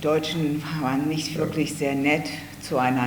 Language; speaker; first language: German; native; German